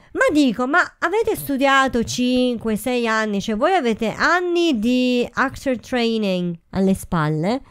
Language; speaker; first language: Italian; native; Italian